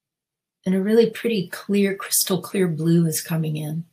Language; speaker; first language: English; native; English